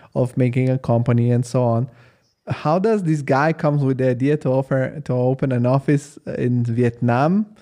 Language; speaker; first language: English; non-native, fluent; Italian